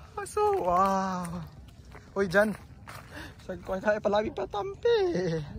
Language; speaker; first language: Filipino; non-native, local second language; Cebuano